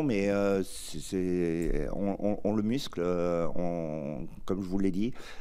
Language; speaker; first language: French; native; French